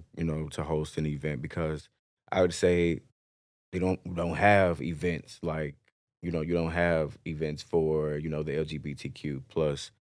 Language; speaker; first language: English; native; English